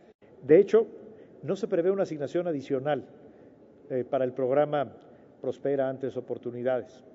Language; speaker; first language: Spanish; native; Spanish